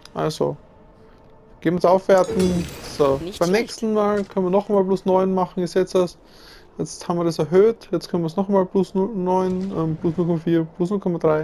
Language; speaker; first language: German; native; German